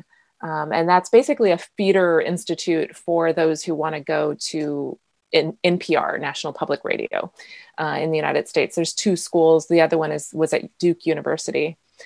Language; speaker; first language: English; native; English